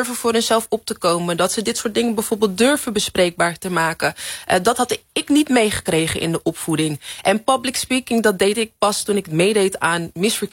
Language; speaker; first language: Dutch; native; Dutch